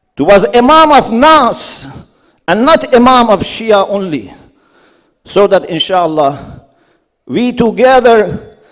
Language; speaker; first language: English; non-native, fluent; Persian